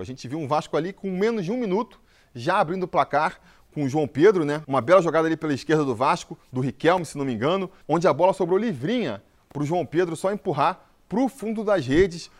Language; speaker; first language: Portuguese; native; Portuguese